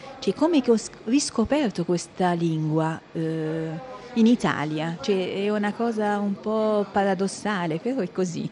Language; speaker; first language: Italian; non-native, fluent; Arabic